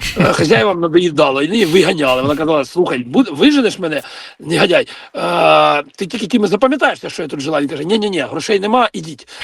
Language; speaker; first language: Ukrainian; non-native, local second language; Russian